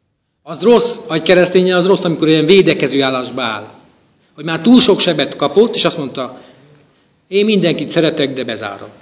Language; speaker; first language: Hungarian; native; Hungarian